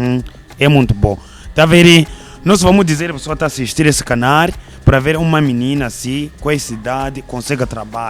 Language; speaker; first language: Portuguese; non-native, learner; Kinyarwanda